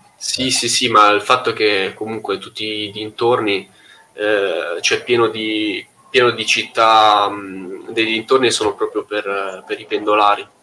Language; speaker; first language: Italian; native; Italian